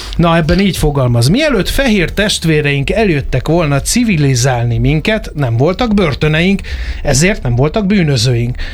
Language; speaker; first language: Hungarian; native; Hungarian